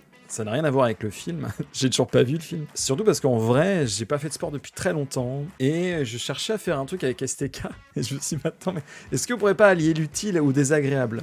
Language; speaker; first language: French; native; French